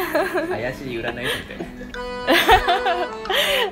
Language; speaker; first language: Japanese; native; Japanese